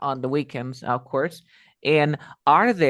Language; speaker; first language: English; non-native, fluent; Spanish